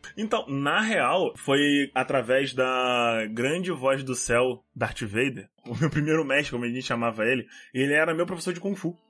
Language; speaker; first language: Portuguese; native; Portuguese